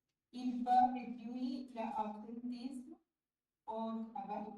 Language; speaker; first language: French; non-native, learner; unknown